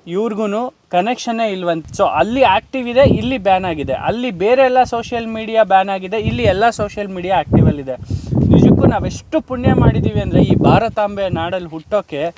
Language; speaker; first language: Kannada; native; Kannada